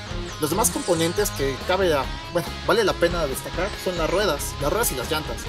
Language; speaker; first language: Spanish; native; Spanish